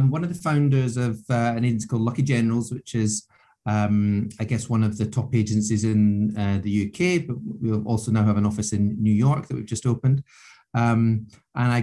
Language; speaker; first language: English; native; English